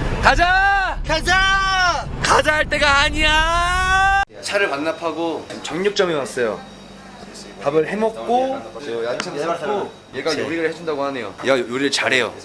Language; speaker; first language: Korean; native; Korean